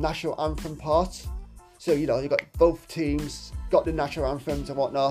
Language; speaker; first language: English; native; English